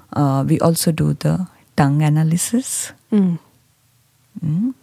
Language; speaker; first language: English; non-native, local second language; Marathi